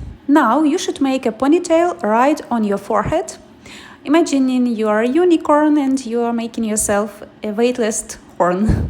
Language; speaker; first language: English; non-native, fluent; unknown